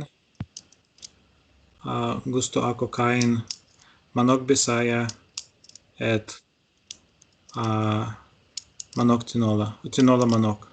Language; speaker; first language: Filipino; non-native, learner; Russian